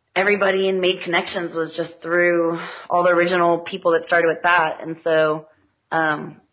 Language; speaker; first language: English; native; English